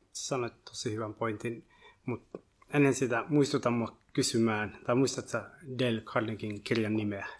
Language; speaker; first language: Finnish; early bilingual, other home language; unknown